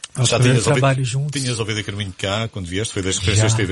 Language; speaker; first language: Portuguese; native; Portuguese